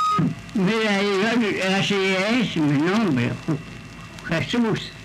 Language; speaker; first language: Spanish; non-native, local second language; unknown